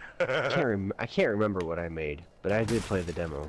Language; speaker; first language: English; native; English